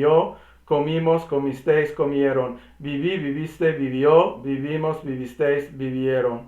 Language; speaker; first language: Spanish; non-native, learner; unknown